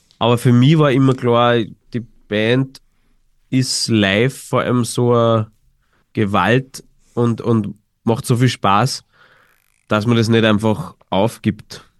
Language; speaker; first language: German; native; German